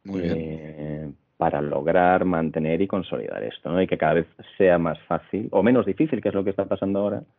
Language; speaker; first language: Spanish; native; Spanish